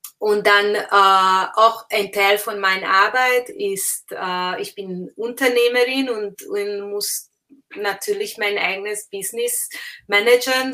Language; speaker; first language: German; non-native, fluent; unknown